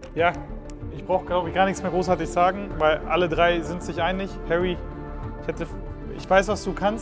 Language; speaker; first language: German; native; German